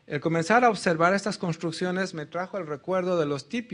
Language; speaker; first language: Spanish; native; Spanish